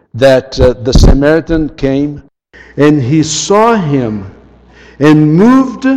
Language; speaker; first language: English; non-native, fluent; Portuguese